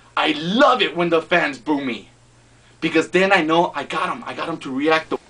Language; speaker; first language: English; native; English